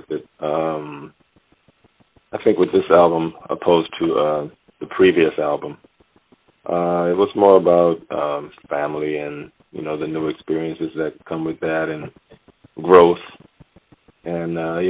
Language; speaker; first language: English; native; English